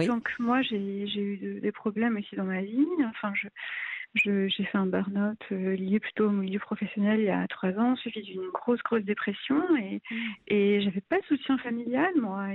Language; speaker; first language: French; native; French